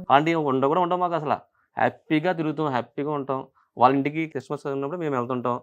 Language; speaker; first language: Telugu; non-native, local second language; Urdu